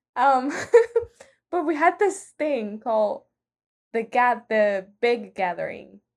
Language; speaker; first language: English; non-native, fluent; Spanish